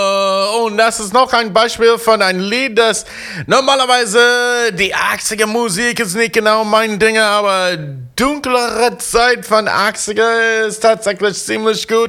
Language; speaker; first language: German; non-native, learner; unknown